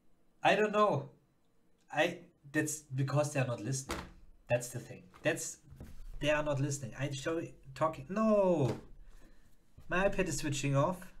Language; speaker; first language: English; non-native, fluent; German